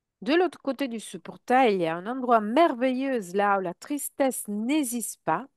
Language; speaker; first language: French; non-native, fluent; Italian